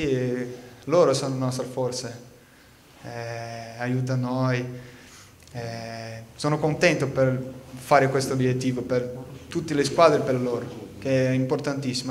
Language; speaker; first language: Italian; non-native, fluent; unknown